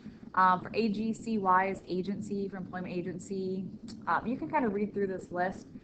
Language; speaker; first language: English; native; English